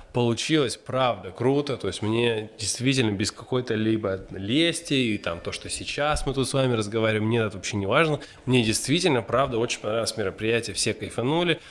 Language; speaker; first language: Russian; native; Russian